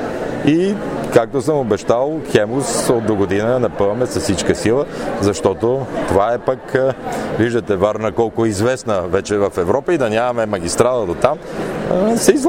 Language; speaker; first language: Bulgarian; native; Bulgarian